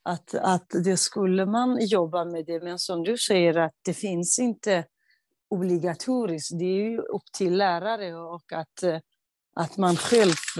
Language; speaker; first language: Swedish; non-native, fluent; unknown